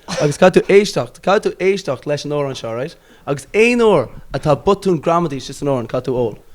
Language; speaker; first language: Irish; native; Irish